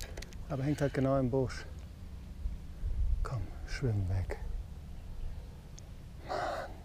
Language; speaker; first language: German; native; German